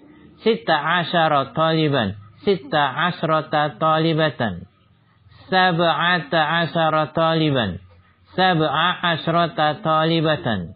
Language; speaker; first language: Arabic; non-native, fluent; Indonesian